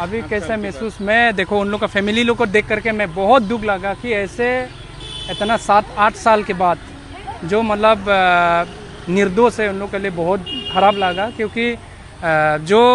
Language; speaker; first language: Hindi; non-native, local second language; Karbi